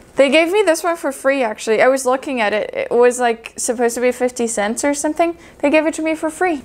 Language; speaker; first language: English; non-native, fluent; German